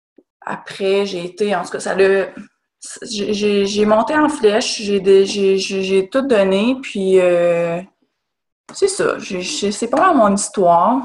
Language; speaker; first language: French; native; French